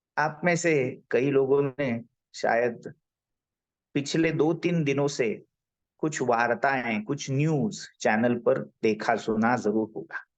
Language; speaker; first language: Hindi; non-native, local second language; Marathi